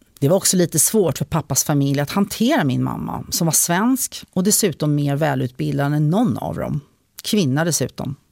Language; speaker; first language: Swedish; early bilingual, other home language; French